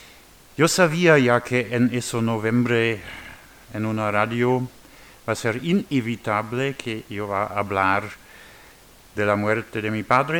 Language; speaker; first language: Spanish; non-native, learner; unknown